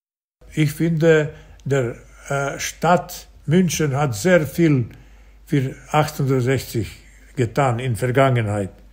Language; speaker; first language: German; non-native, fluent; Serbian